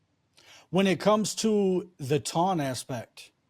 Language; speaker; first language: English; native; English